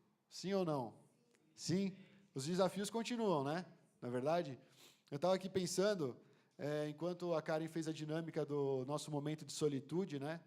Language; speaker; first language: Portuguese; native; Portuguese